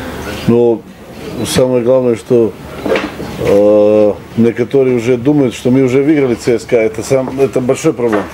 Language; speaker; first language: Russian; non-native, fluent; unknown